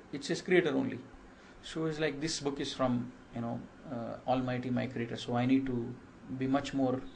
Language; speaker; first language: English; non-native, local second language; Kannada